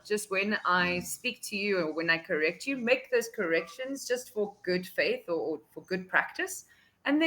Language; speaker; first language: English; non-native, fluent; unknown